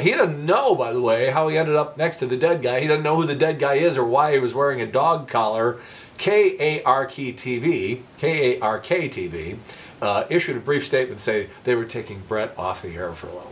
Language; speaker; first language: English; native; English